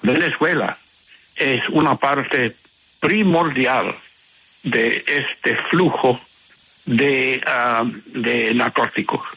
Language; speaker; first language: Spanish; non-native, fluent; English